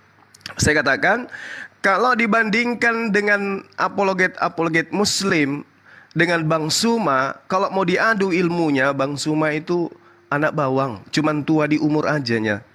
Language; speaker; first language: Indonesian; native; Indonesian